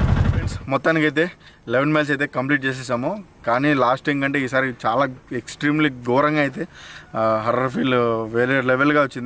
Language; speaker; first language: Telugu; native; Telugu